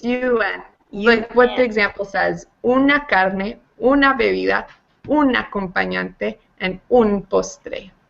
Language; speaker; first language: Spanish; non-native, fluent; English